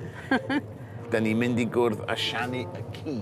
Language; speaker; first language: Welsh; native; Welsh